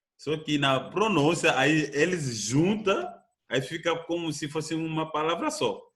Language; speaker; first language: Portuguese; non-native, fluent; French